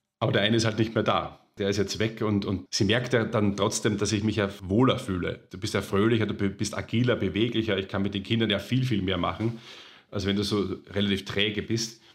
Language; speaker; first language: German; native; German